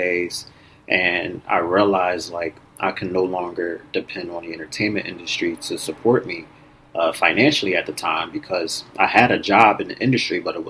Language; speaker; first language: English; native; English